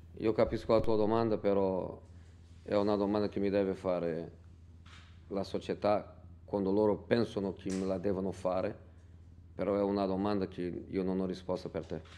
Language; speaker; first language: Italian; non-native, fluent; Portuguese